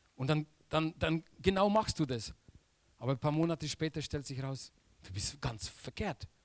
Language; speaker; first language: German; non-native, fluent; Polish